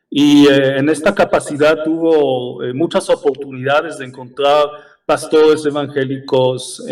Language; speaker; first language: Spanish; non-native, fluent; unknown